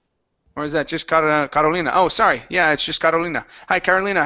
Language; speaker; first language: English; native; English